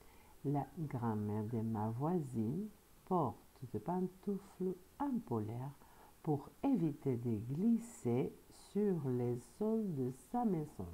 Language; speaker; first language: French; non-native, fluent; Spanish